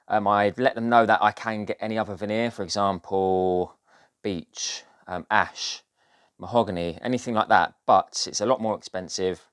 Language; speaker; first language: English; native; English